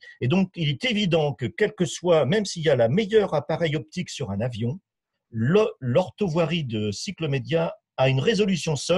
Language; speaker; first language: French; native; French